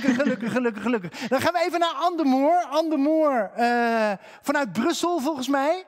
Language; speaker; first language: Dutch; native; Dutch